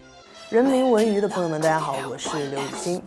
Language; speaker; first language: Chinese; native; Chinese